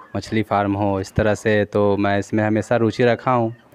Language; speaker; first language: Hindi; native; Hindi